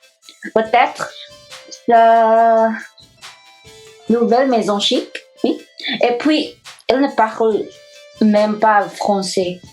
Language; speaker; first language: French; non-native, learner; English